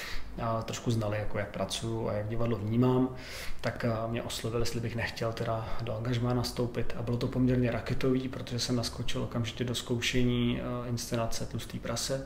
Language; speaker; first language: Czech; native; Czech